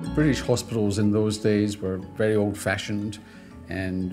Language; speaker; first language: English; native; English